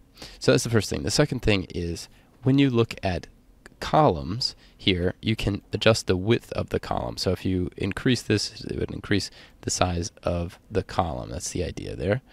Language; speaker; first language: English; native; English